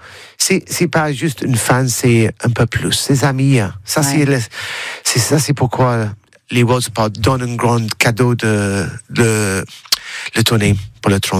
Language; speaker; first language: French; non-native, learner; English